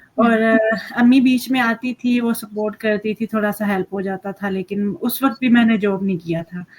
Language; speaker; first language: Urdu; early bilingual, heritage; Hindi